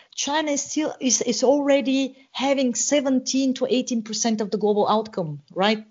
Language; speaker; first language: English; non-native, fluent; Bulgarian